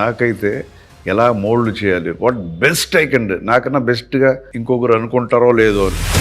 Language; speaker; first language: Telugu; native; Telugu